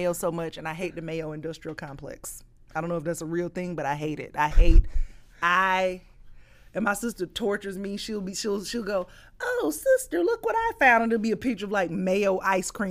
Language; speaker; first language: English; native; English